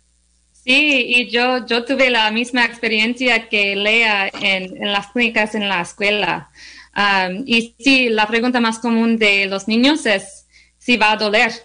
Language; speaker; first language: Spanish; non-native, learner; English